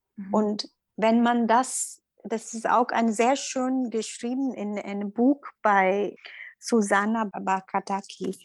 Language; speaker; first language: German; non-native, learner; Tamil